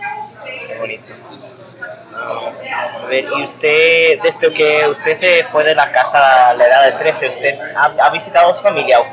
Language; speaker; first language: Spanish; early bilingual, heritage; English